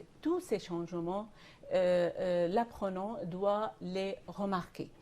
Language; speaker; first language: French; non-native, fluent; Arabic